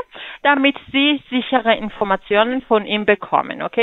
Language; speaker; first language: German; non-native, fluent; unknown